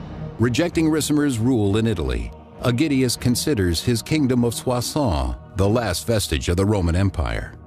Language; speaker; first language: English; native; English